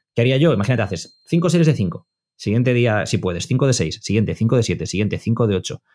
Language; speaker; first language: Spanish; native; Spanish